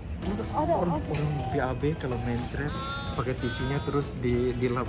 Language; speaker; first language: Indonesian; native; Indonesian